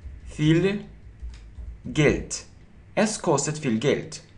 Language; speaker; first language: German; non-native, fluent; Russian